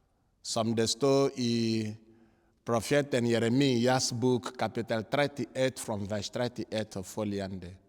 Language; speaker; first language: Swedish; non-native, fluent; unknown